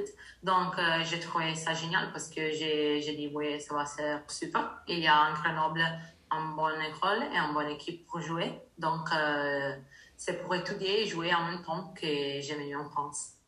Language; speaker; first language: French; non-native, learner; Italian